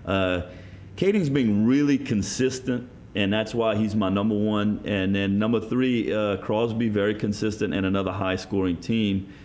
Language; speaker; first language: English; native; English